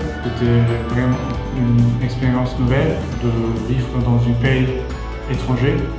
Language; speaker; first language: French; non-native, fluent; German